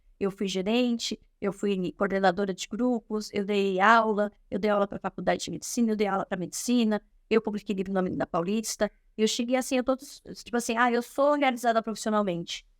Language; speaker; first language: Portuguese; native; Portuguese